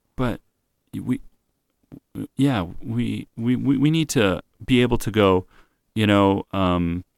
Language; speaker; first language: English; native; English